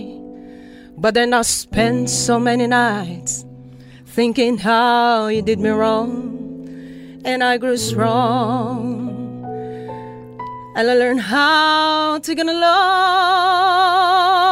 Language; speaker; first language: English; non-native, local second language; Filipino